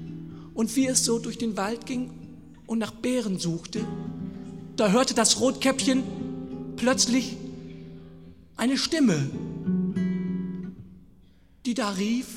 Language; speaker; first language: German; native; German